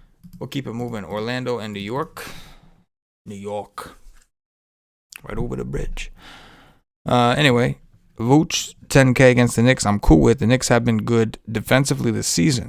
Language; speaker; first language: English; native; English